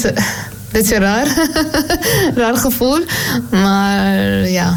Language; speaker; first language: Dutch; non-native, learner; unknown